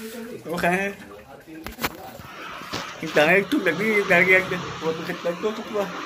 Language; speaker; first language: Indonesian; non-native, learner; Vietnamese